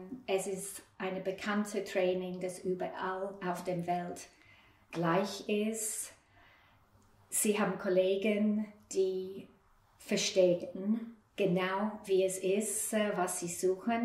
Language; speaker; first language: German; non-native, fluent; English